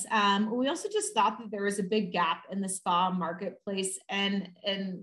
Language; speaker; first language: English; native; English